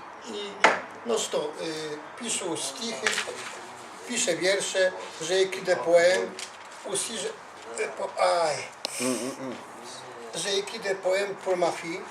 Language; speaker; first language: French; non-native, learner; Polish